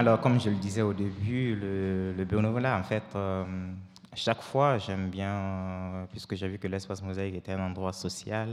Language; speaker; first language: French; non-native, local second language; Fula